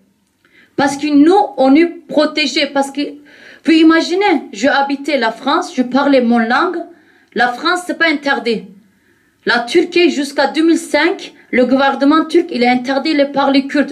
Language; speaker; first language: French; non-native, learner; Kurdish